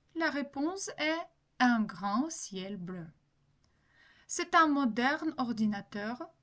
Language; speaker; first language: French; non-native, fluent; Ukrainian